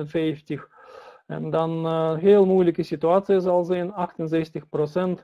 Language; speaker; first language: Dutch; non-native, learner; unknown